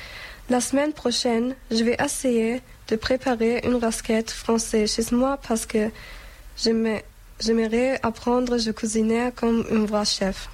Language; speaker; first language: French; non-native, learner; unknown